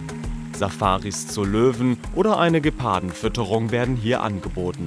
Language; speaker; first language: German; native; German